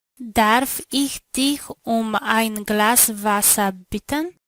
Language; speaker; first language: German; non-native, learner; Polish